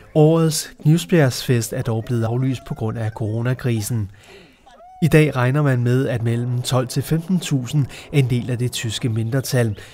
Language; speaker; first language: Danish; native; Danish